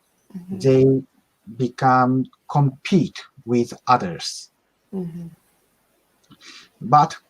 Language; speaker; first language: English; non-native, learner; Japanese